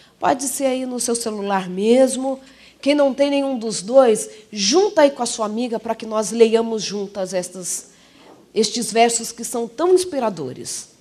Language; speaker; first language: Portuguese; native; Portuguese